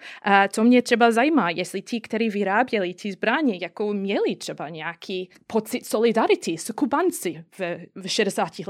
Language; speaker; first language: Czech; non-native, fluent; English